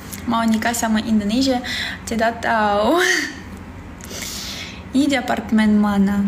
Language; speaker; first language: Indonesian; non-native, learner; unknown